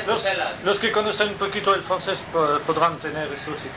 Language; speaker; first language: Spanish; non-native, learner; French